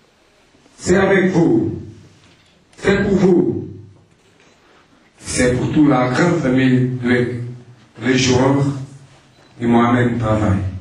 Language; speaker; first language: French; non-native, fluent; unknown